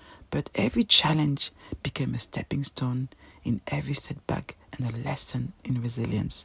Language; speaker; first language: English; non-native, fluent; French